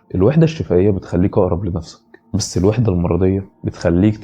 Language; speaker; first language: Arabic; native; Arabic